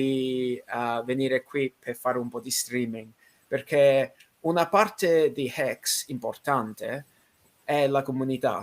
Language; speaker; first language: Italian; non-native, learner; English